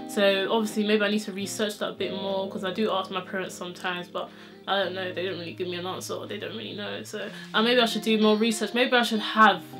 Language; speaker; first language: English; native; English